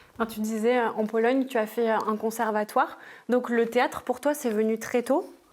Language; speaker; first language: French; native; French